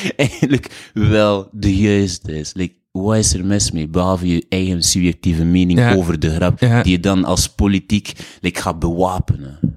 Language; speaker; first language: Dutch; non-native, fluent; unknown